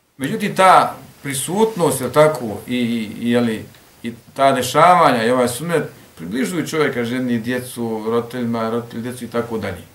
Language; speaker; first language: Bosnian; native; Bosnian